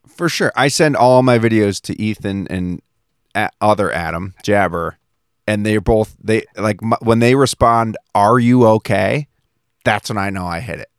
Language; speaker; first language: English; native; English